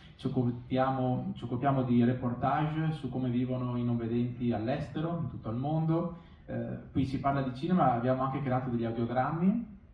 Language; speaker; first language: Italian; native; Italian